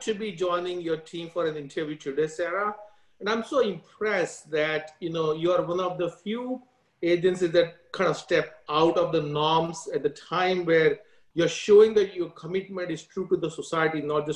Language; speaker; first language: English; non-native, local second language; Gujarati